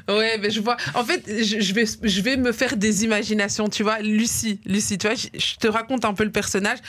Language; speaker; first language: French; early bilingual, other home language; Lingala